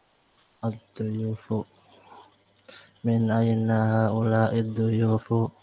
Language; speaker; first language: Arabic; non-native, learner; Indonesian